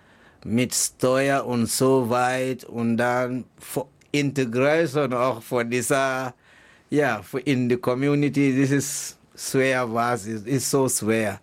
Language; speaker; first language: German; non-native, learner; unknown